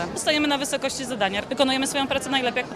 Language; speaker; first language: Polish; native; Polish